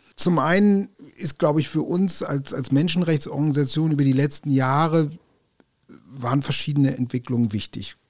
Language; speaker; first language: German; native; German